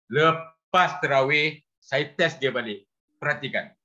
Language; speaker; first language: Malay; native; Malay